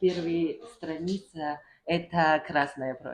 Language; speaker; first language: Russian; non-native, learner; Chinese